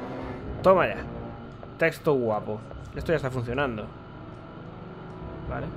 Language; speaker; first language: Spanish; native; Spanish